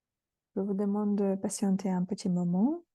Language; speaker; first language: French; non-native, fluent; Russian